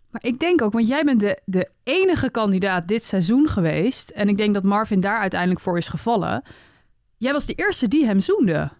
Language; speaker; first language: Dutch; native; Dutch